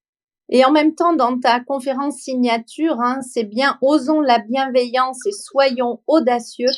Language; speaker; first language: French; native; French